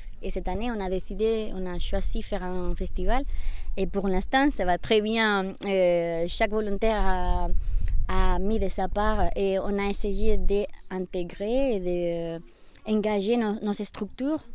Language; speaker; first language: French; non-native, fluent; Spanish